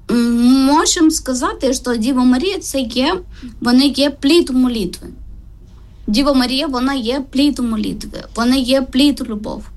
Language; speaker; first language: Ukrainian; non-native, learner; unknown